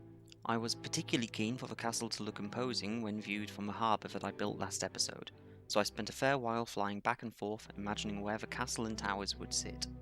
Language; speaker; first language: English; native; English